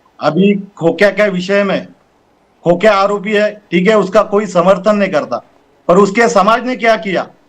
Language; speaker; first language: Hindi; non-native, local second language; Marathi